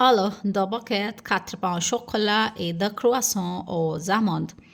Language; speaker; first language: French; non-native, fluent; Hindi